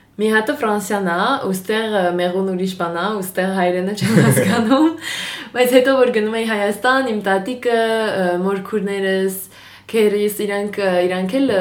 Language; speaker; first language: Armenian; early bilingual, heritage; French